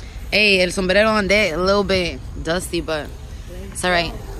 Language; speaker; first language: English; early bilingual, other home language; Spanish